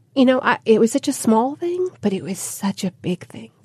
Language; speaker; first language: English; native; English